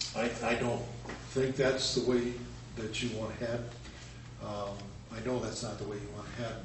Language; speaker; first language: English; native; English